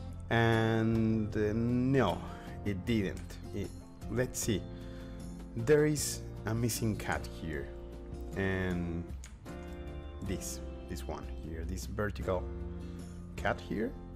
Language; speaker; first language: English; non-native, fluent; Spanish